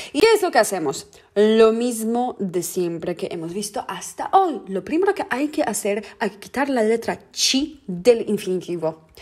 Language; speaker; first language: Spanish; non-native, fluent; Polish